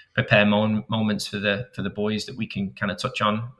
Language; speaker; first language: English; native; English